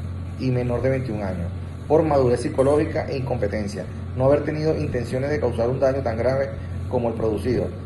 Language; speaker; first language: Spanish; native; Spanish